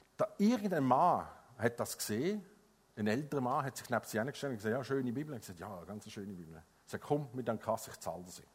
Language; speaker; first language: German; non-native, fluent; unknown